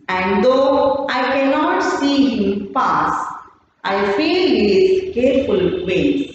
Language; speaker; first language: English; non-native, local second language; Kannada